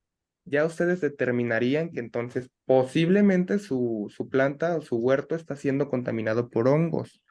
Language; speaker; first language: Spanish; native; Spanish